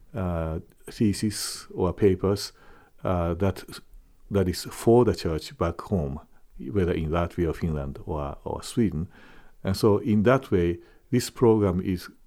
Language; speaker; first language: English; non-native, fluent; Japanese